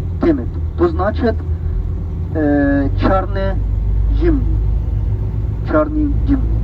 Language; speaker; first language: Polish; non-native, learner; Arabic